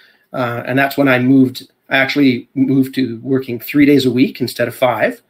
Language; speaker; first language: English; native; English